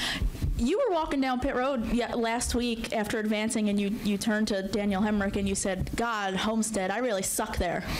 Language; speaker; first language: English; native; English